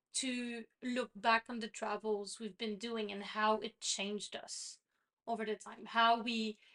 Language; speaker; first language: English; non-native, fluent; French